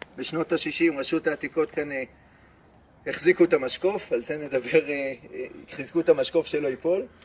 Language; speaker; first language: Hebrew; native; Hebrew